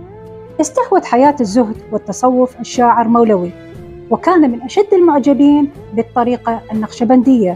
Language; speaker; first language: Arabic; non-native, local second language; Kurdish